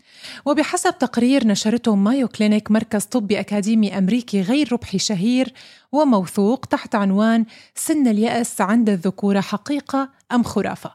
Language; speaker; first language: Arabic; native; Arabic